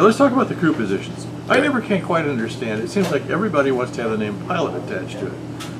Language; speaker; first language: English; native; English